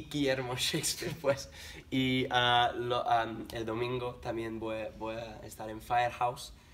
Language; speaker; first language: Spanish; non-native, learner; English